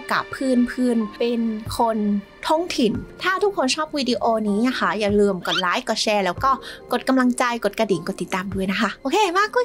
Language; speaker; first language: Thai; non-native, fluent; Vietnamese